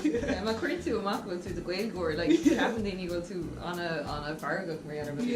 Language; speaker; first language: Irish; non-native, local second language; English